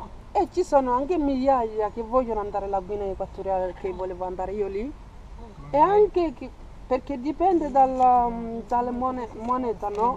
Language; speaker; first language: Italian; non-native, fluent; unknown